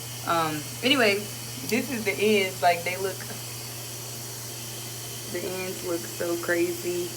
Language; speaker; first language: English; native; English